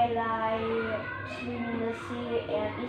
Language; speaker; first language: English; non-native, learner; Vietnamese